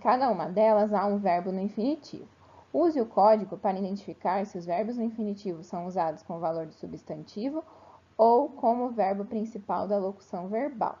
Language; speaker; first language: Portuguese; native; Portuguese